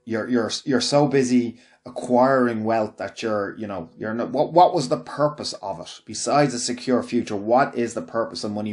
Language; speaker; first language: English; native; English